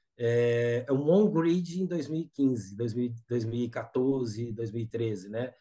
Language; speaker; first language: Portuguese; native; Portuguese